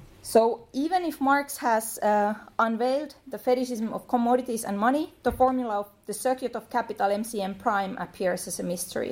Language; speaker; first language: English; non-native, fluent; Finnish